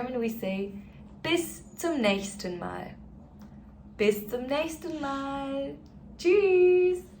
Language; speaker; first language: German; native; German